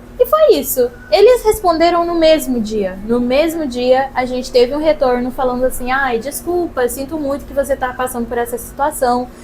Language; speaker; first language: Portuguese; non-native, local second language; Kabuverdianu